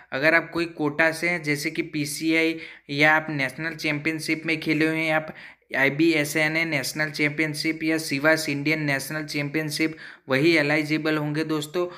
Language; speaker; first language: Hindi; non-native, local second language; Gujarati